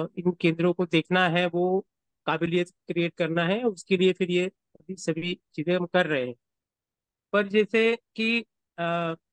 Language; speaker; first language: Hindi; native; Hindi